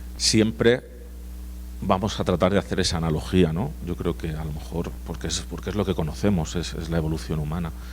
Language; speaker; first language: Spanish; native; Spanish